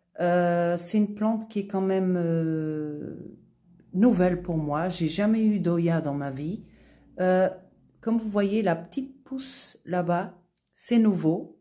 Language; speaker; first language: French; non-native, fluent; Portuguese